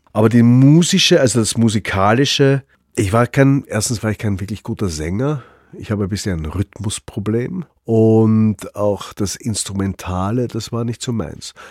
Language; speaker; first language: German; native; German